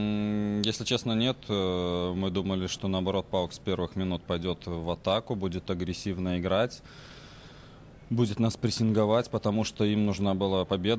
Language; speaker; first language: Russian; native; Russian